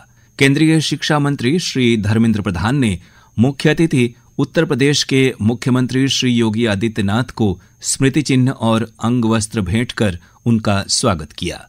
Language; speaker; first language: Hindi; native; Hindi